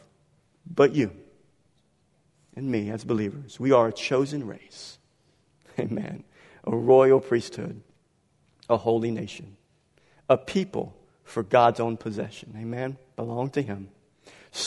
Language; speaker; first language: English; native; English